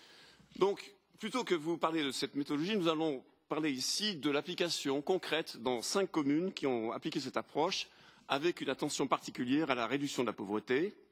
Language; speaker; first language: French; native; French